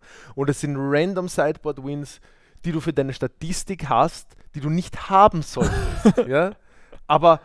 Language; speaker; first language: German; native; German